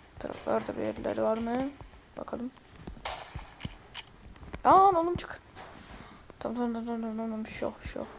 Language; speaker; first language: Turkish; native; Turkish